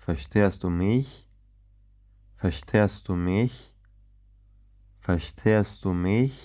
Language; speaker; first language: German; non-native, fluent; Central Kurdish